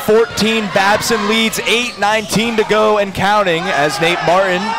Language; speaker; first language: English; native; English